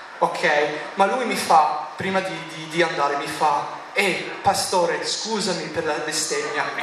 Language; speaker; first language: Italian; non-native, fluent; English